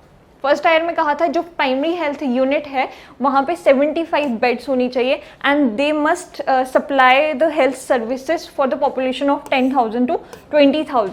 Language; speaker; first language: Hindi; native; Hindi